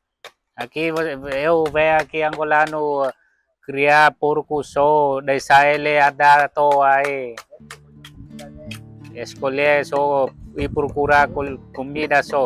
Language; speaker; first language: Portuguese; non-native, local second language; Vietnamese